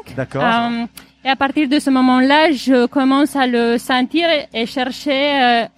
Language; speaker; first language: French; non-native, fluent; Romanian